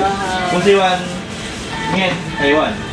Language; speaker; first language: Chinese; non-native, learner; Filipino